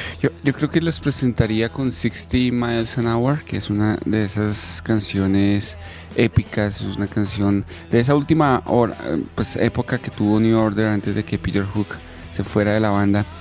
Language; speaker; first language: Spanish; native; Spanish